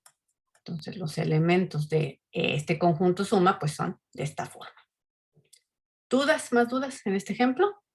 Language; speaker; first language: Spanish; native; Spanish